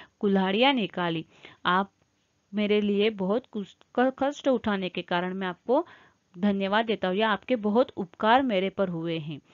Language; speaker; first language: Hindi; non-native, local second language; Marathi